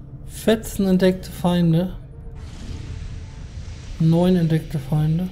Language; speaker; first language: German; native; German